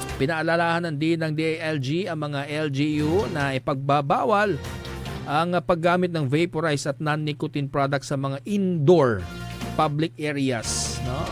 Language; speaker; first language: Filipino; non-native, local second language; Iloko